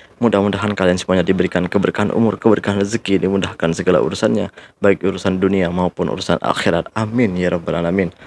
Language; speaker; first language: Indonesian; native; Indonesian